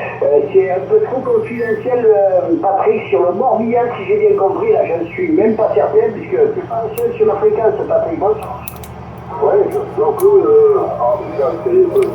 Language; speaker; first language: French; native; French